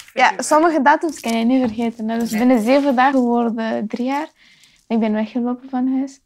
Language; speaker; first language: Dutch; non-native, fluent; Persian